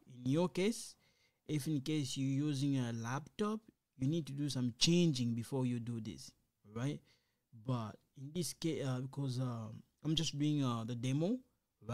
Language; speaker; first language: English; non-native, fluent; Lingala